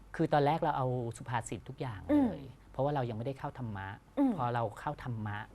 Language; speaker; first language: Thai; native; Thai